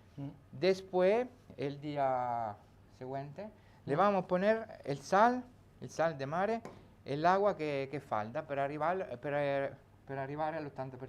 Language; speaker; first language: Spanish; non-native, learner; Italian